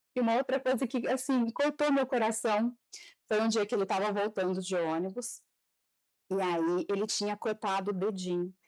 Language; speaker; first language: Portuguese; native; Portuguese